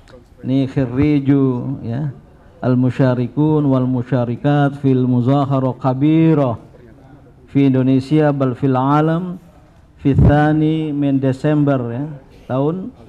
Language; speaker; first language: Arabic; non-native, fluent; Indonesian